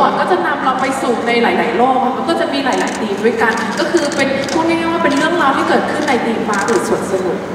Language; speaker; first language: Thai; native; Thai